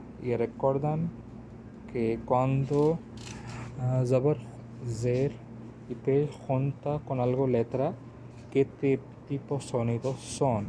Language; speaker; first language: Spanish; non-native, learner; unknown